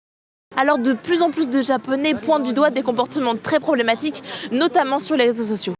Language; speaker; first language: French; native; French